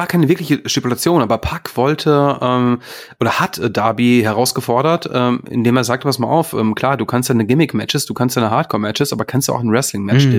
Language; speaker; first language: German; native; German